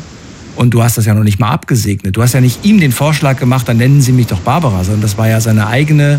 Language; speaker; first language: German; native; German